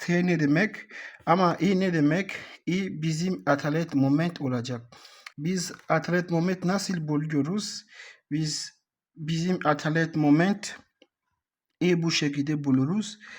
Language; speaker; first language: Turkish; non-native, learner; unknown